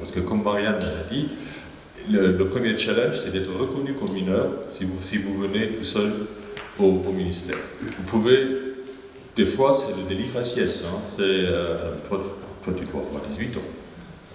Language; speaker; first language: French; native; French